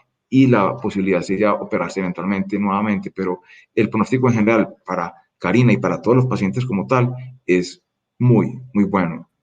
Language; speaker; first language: Spanish; native; Spanish